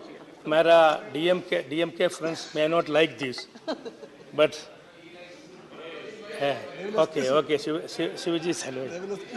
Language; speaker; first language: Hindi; non-native, learner; Malayalam